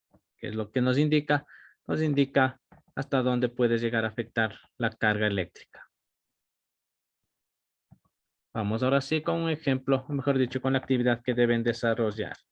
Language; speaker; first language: Spanish; native; Spanish